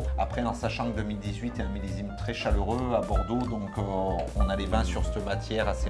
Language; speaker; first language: French; native; French